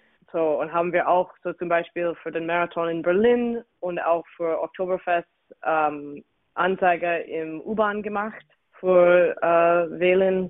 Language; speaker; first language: German; non-native, fluent; English